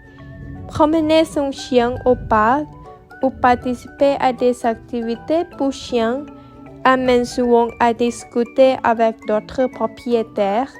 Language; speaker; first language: French; non-native, learner; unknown